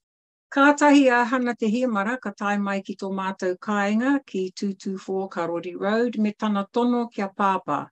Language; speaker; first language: Māori; non-native, local second language; English